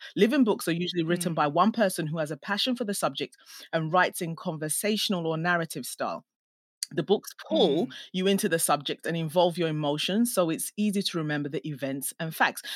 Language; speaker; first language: English; non-native, local second language; Akan